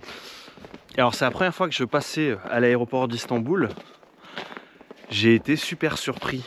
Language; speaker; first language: French; native; French